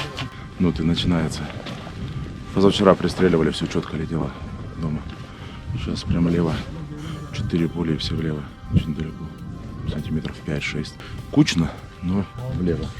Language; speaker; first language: Russian; native; Russian